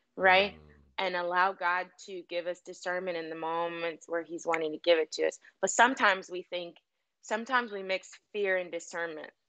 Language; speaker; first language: English; native; English